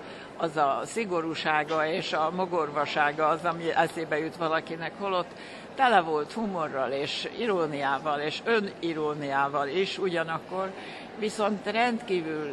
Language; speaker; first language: Hungarian; native; Hungarian